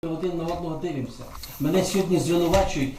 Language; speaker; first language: Ukrainian; native; Ukrainian